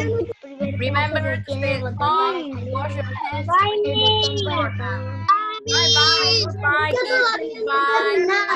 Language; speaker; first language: English; non-native, fluent; Spanish